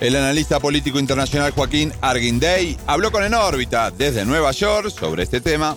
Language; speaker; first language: Spanish; native; Spanish